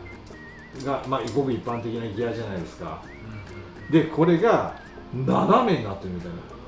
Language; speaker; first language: Japanese; native; Japanese